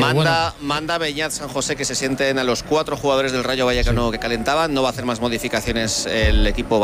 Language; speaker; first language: Spanish; native; Spanish